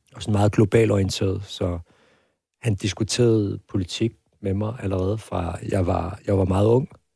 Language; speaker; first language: Danish; early bilingual, other home language; Persian